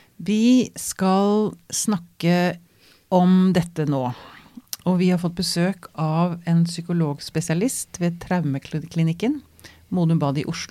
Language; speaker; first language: Norwegian; native; Norwegian